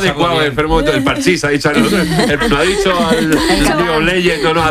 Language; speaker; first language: Spanish; native; Spanish